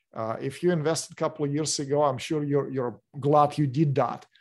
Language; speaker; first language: English; non-native, fluent; Russian